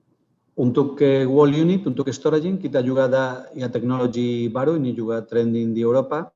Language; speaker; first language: Indonesian; non-native, fluent; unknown